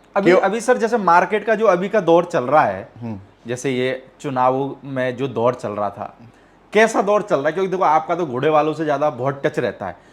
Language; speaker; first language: Hindi; native; Hindi